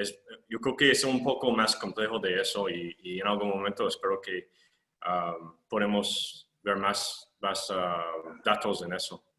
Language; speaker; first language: Spanish; non-native, fluent; English